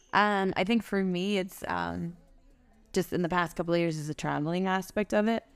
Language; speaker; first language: English; early bilingual, other home language; German